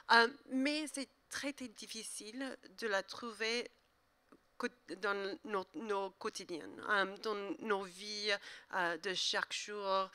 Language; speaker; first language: French; non-native, learner; English